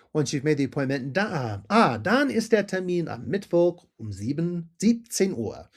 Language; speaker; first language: German; non-native, fluent; English